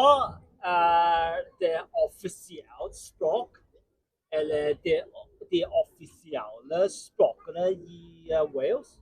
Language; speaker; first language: Norwegian; non-native, learner; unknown